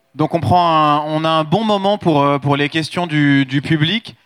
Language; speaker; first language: French; native; French